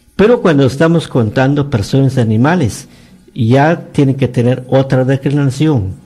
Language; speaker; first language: Spanish; non-native, local second language; Yucateco